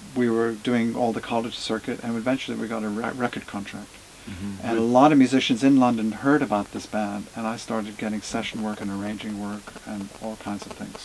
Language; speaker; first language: English; native; English